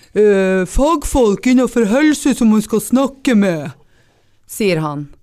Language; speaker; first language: Norwegian; native; Norwegian